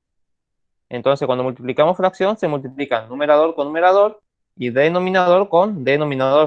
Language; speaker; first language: Spanish; native; Spanish